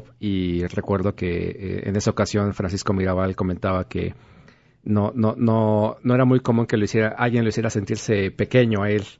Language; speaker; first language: Spanish; native; Spanish